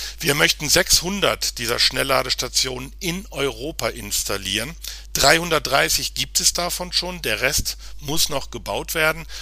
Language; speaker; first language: German; native; German